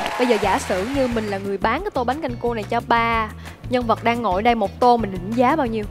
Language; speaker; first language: Vietnamese; native; Vietnamese